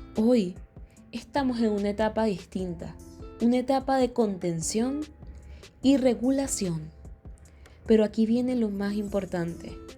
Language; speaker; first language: Spanish; native; Spanish